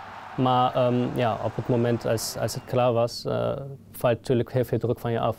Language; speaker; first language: Dutch; non-native, fluent; German